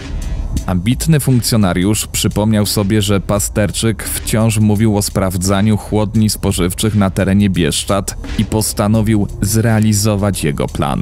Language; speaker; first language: Polish; native; Polish